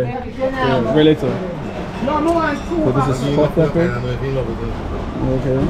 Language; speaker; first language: English; native; English